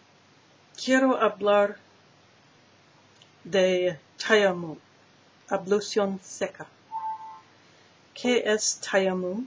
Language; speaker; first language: Spanish; non-native, learner; English